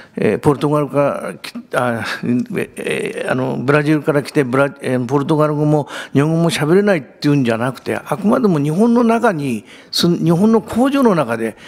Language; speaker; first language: Japanese; native; Japanese